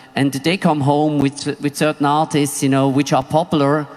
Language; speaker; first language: English; non-native, fluent; Swiss German